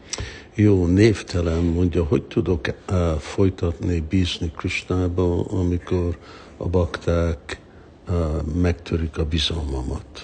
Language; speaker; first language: Hungarian; early bilingual, heritage; Hungarian